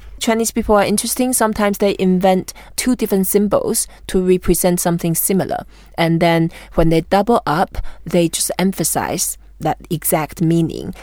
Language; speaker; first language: English; non-native, fluent; Chinese